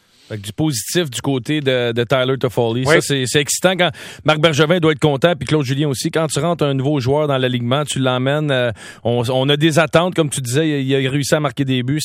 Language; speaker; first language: French; native; French